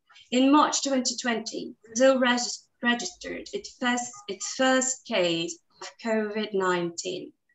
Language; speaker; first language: English; non-native, fluent; Portuguese